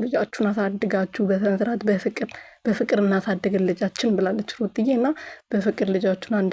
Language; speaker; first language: Amharic; native; Amharic